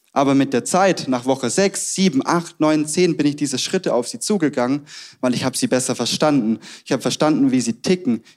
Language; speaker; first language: German; native; German